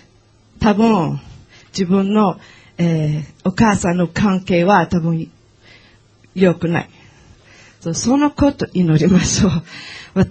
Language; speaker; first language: Japanese; non-native, learner; Portuguese